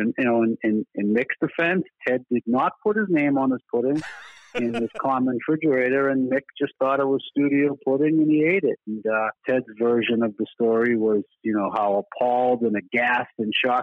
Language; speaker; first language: English; native; English